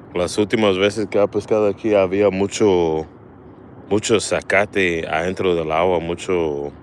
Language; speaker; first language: Spanish; early bilingual, heritage; Spanish